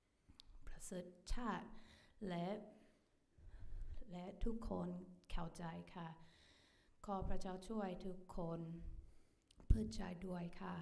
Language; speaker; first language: Thai; non-native, fluent; English